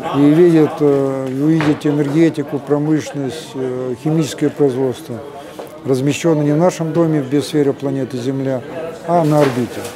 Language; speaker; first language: Russian; native; Russian